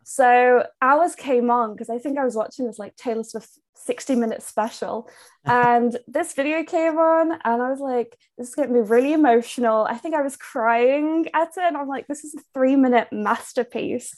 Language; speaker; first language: English; native; English